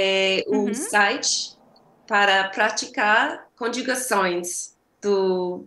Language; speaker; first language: Portuguese; non-native, learner; English